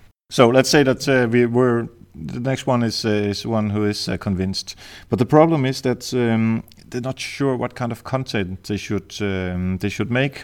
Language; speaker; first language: English; non-native, fluent; Danish